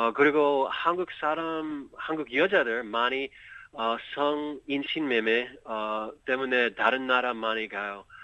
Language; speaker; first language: Korean; early bilingual, heritage; Korean